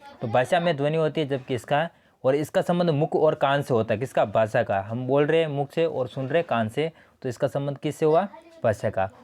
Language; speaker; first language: Hindi; native; Hindi